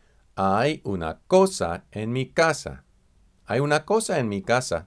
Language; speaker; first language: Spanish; non-native, fluent; English